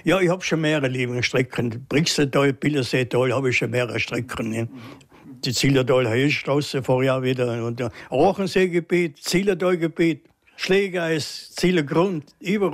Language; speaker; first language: German; native; German